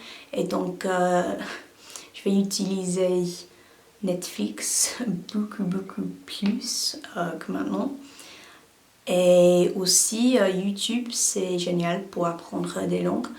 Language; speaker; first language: French; non-native, learner; English